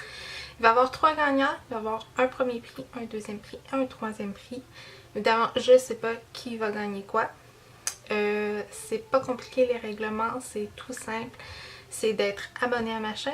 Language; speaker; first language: French; native; French